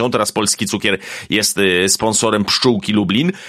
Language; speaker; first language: Polish; native; Polish